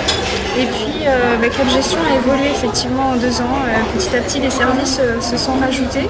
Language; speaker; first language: French; native; French